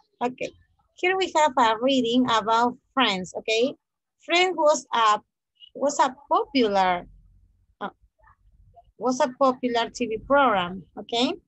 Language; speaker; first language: English; non-native, fluent; Spanish